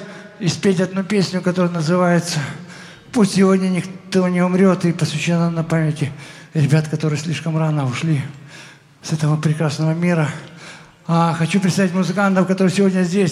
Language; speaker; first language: Russian; native; Russian